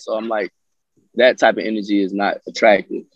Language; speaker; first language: English; native; English